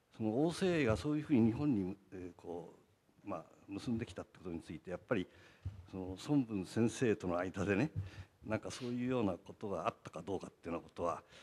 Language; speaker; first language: Japanese; native; Japanese